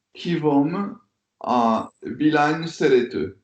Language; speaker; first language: Hungarian; non-native, learner; French